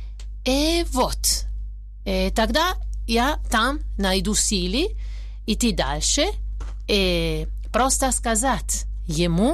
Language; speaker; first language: Russian; non-native, fluent; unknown